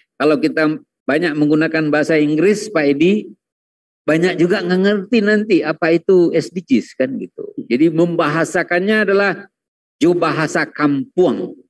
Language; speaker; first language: Indonesian; non-native, local second language; Minangkabau